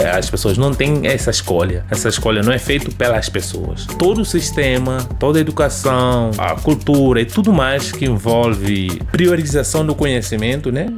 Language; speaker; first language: Portuguese; non-native, local second language; Upper Guinea Crioulo